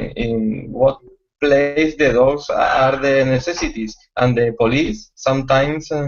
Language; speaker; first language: English; non-native, learner; Spanish